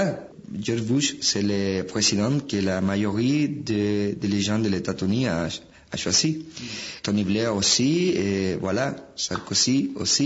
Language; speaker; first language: French; non-native, fluent; Spanish